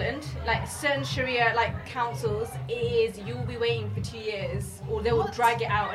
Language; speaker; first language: English; native; English